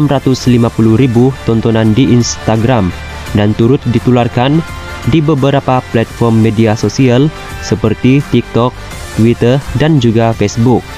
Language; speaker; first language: Malay; native; Malay